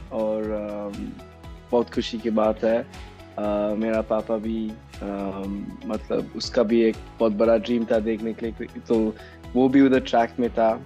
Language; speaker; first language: Hindi; non-native, local second language; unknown